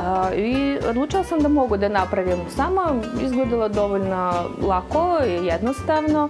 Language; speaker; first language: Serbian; non-native, fluent; Russian